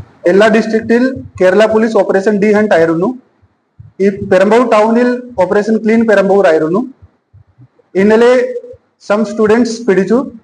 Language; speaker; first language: Malayalam; non-native, local second language; Hindi